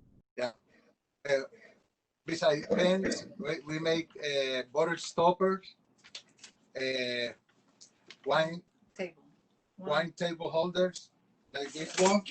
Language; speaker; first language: English; non-native, local second language; Spanish